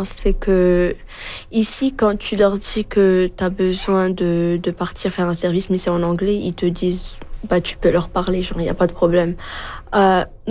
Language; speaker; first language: French; non-native, local second language; Arabic